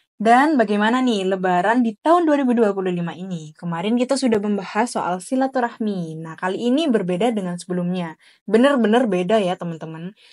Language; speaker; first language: Indonesian; native; Indonesian